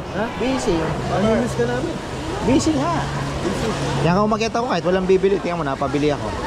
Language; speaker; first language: Filipino; native; Filipino